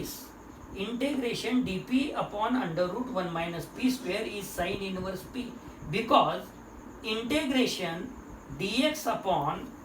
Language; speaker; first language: English; non-native, local second language; Marathi